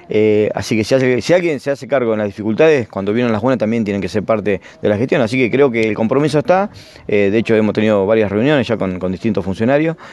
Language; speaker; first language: Spanish; native; Spanish